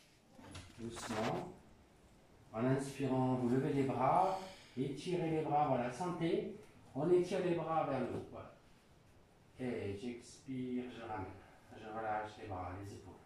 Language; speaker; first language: French; native; French